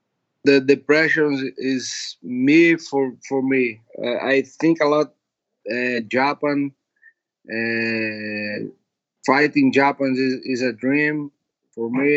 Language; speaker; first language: English; non-native, learner; Portuguese